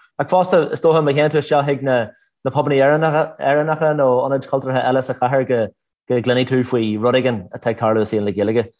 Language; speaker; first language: Irish; native; Irish